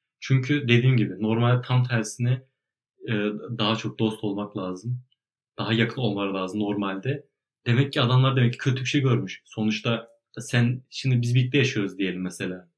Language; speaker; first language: Turkish; native; Turkish